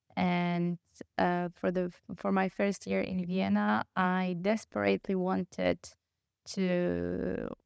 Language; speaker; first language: English; non-native, fluent; Polish